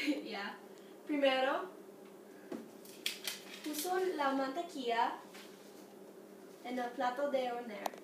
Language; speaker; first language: Spanish; non-native, learner; English